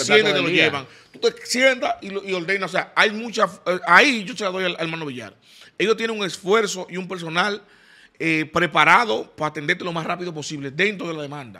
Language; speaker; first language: Spanish; native; Spanish